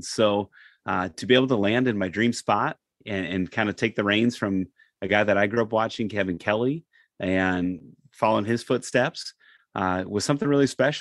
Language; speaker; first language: English; native; English